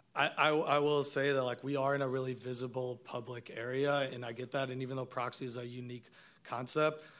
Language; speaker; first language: English; non-native, fluent; Hebrew